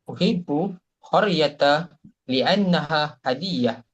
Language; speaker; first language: Arabic; non-native, learner; Malay